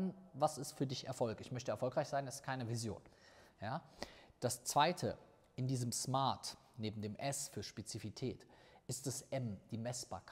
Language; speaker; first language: German; native; German